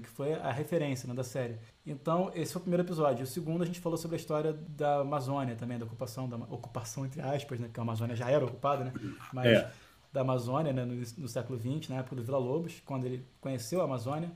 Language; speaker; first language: Portuguese; native; Portuguese